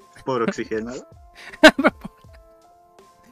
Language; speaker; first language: Spanish; native; Spanish